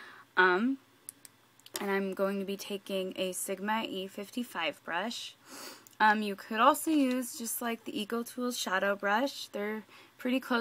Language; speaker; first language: English; native; English